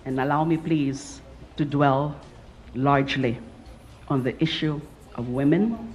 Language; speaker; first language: English; non-native, local second language; Filipino